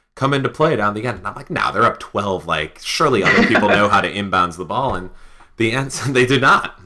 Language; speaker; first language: English; native; English